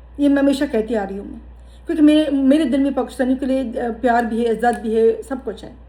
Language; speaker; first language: Urdu; non-native, fluent; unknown